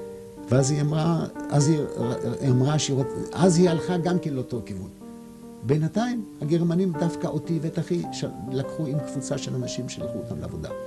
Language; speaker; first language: Hebrew; non-native, fluent; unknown